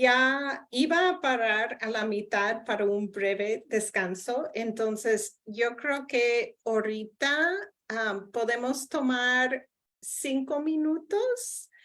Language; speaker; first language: Spanish; non-native, fluent; English